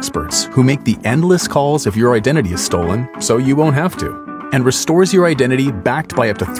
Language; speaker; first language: English; native; English